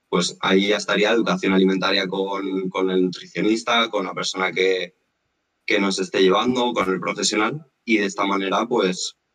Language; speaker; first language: Spanish; native; Spanish